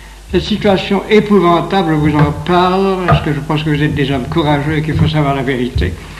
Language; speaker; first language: French; native; French